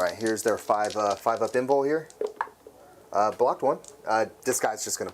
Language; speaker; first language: English; native; English